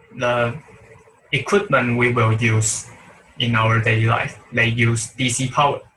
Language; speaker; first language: English; non-native, learner; Chinese